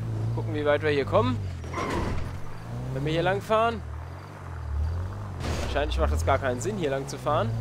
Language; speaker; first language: German; native; German